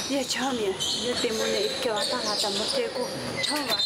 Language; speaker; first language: Korean; non-native, learner; Mongolian